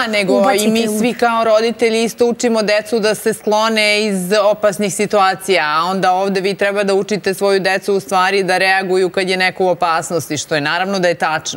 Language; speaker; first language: Serbian; native; Serbian